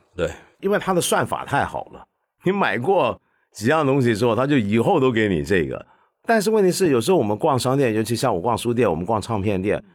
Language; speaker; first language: Chinese; non-native, local second language; Cantonese